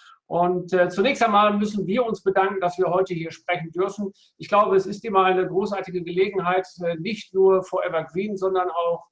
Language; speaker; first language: German; native; German